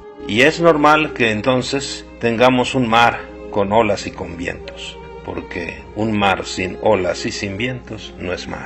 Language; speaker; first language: Spanish; native; Spanish